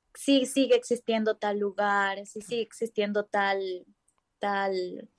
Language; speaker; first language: Catalan; non-native, learner; Spanish